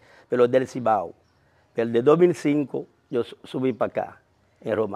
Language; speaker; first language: Spanish; non-native, learner; Haitian Creole